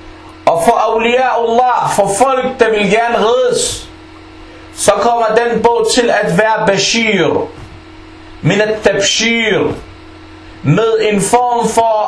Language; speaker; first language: Danish; non-native, fluent; Arabic